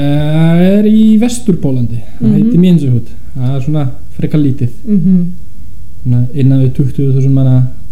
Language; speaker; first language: Icelandic; non-native, fluent; Polish